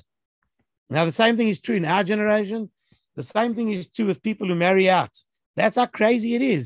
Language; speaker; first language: English; native; English